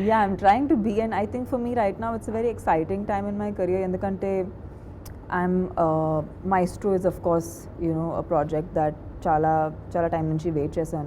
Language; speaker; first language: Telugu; non-native, fluent; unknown